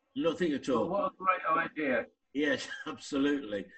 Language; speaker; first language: English; native; English